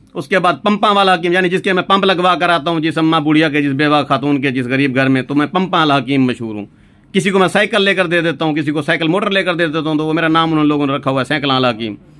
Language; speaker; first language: Urdu; non-native, local second language; Saraiki